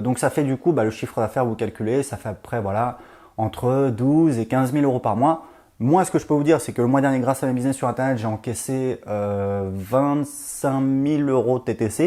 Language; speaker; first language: French; native; French